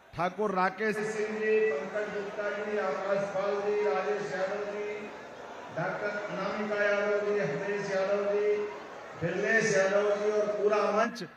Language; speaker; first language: Hindi; native; Hindi